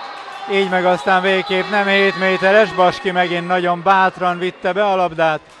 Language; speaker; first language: Hungarian; native; Hungarian